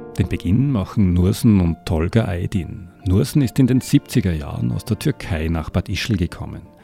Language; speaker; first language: German; native; German